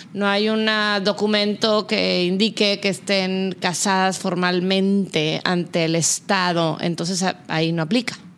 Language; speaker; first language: Spanish; native; Spanish